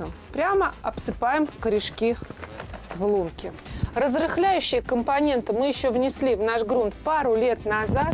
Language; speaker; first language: Russian; native; Russian